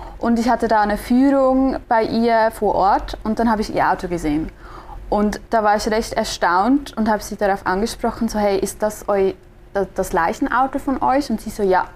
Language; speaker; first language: German; native; German